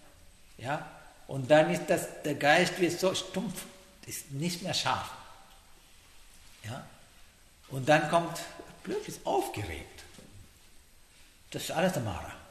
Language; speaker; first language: German; non-native, fluent; Sinhala